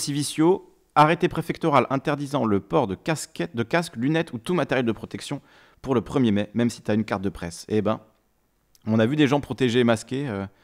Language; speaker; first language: French; native; French